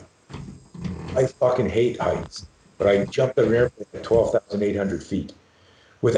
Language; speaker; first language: English; native; English